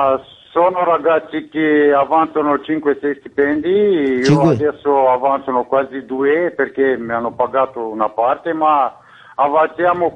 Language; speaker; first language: Italian; non-native, fluent; Romanian